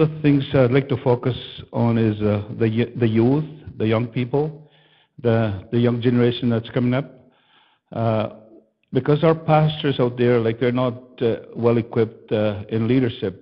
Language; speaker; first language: English; native; English